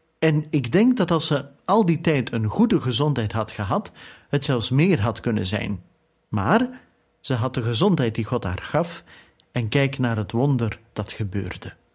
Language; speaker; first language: Dutch; native; Dutch